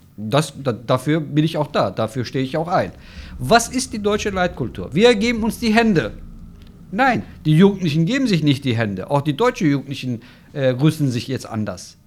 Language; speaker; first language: German; non-native, fluent; Turkish